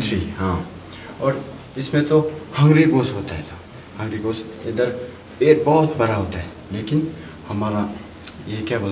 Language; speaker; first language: Hindi; non-native, learner; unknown